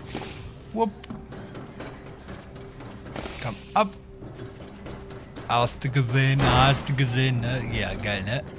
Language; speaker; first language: German; native; German